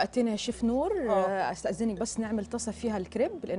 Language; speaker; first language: Arabic; native; Arabic